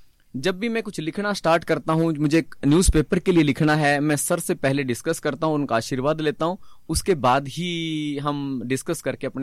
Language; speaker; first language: Hindi; native; Hindi